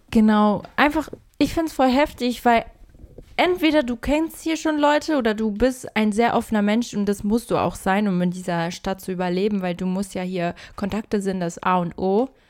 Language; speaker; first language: German; early bilingual, other home language; Portuguese